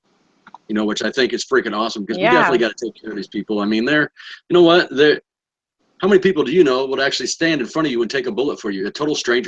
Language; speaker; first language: English; native; English